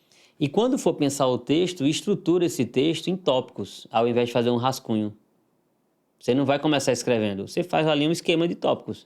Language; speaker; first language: Portuguese; native; Portuguese